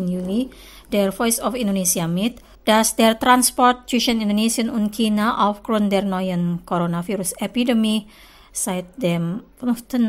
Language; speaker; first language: German; non-native, fluent; Indonesian